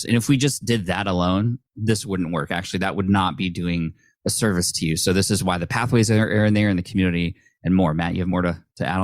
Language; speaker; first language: English; native; English